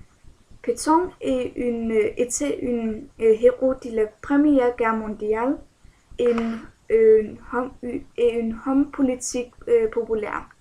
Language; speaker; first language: French; non-native, learner; Danish